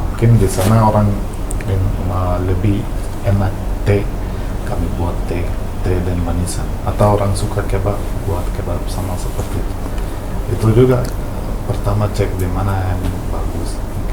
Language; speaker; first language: Indonesian; non-native, local second language; Malayalam